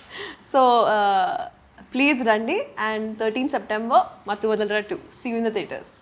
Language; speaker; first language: Telugu; non-native, local second language; Urdu